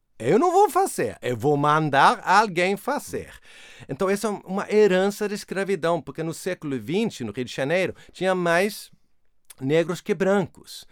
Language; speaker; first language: Portuguese; non-native, fluent; Swedish